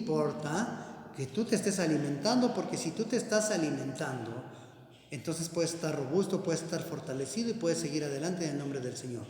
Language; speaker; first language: Spanish; native; Spanish